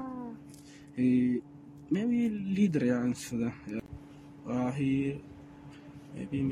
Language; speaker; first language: English; non-native, learner; Arabic